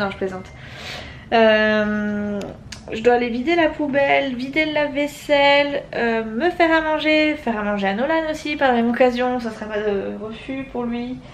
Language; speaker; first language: French; native; French